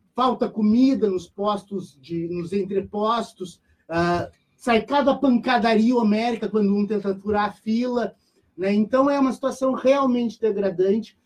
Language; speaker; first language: Portuguese; native; Portuguese